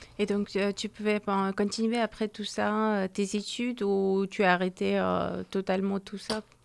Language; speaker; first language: French; non-native, learner; Persian